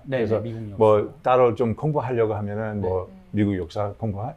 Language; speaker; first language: Korean; non-native, learner; English